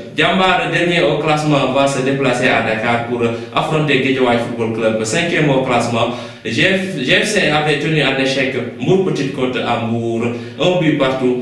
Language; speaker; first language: French; non-native, local second language; Wolof